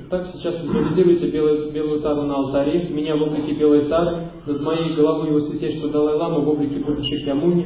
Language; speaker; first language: Russian; native; Russian